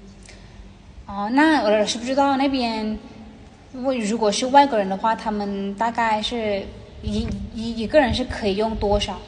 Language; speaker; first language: Chinese; non-native, fluent; Thai